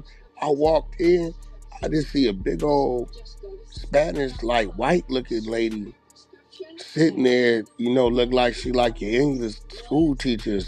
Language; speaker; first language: English; native; English